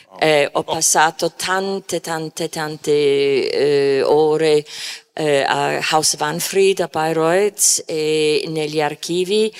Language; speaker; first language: Italian; non-native, fluent; English